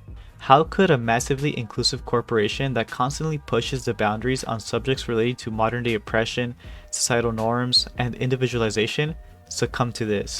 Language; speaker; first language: English; native; English